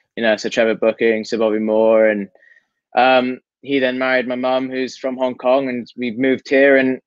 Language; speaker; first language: English; native; English